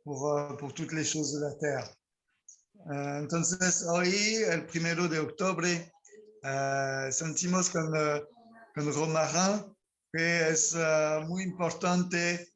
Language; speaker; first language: Spanish; non-native, learner; French